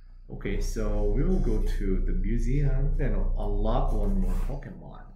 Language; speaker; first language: English; non-native, fluent; Korean